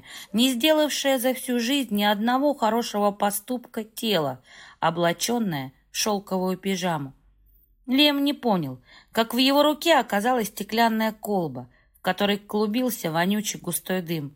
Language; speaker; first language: Russian; native; Russian